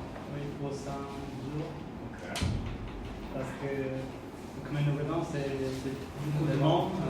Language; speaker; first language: French; non-native, learner; Khmer